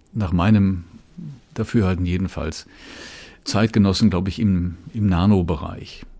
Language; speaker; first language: German; native; German